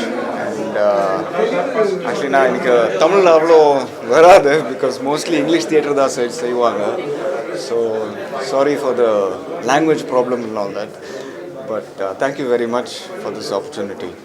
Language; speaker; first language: Tamil; non-native, fluent; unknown